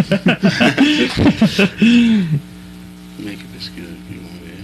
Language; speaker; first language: Portuguese; native; Portuguese